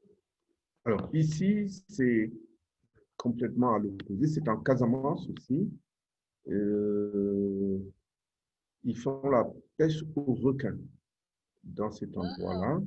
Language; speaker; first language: French; non-native, local second language; Wolof